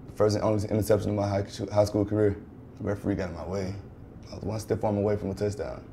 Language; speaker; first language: English; native; English